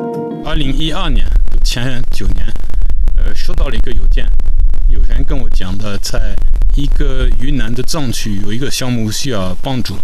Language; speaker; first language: Chinese; non-native, fluent; French